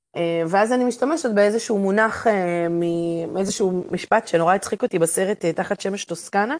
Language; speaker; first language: Hebrew; native; Hebrew